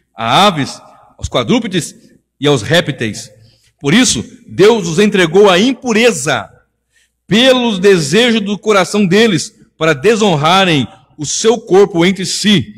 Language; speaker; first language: Portuguese; native; Portuguese